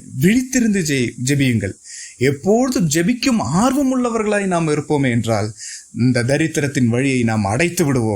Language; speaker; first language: Tamil; native; Tamil